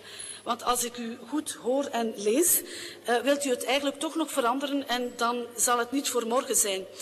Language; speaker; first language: Dutch; native; Dutch